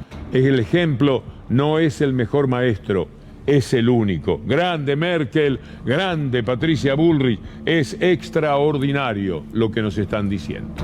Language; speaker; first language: Spanish; native; Spanish